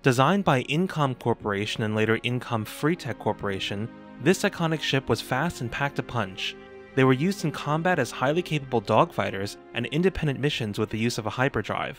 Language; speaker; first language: English; native; English